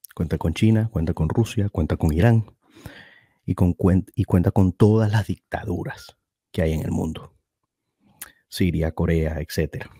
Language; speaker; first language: Spanish; native; Spanish